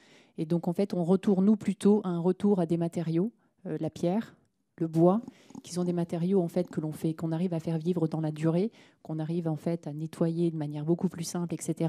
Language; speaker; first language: French; native; French